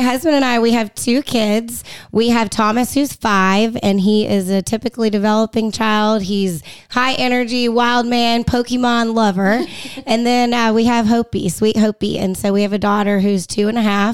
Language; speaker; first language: English; native; English